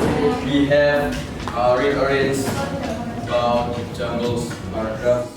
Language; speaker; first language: English; non-native, learner; Indonesian